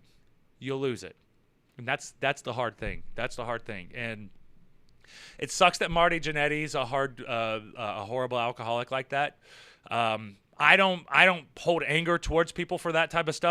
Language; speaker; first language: English; native; English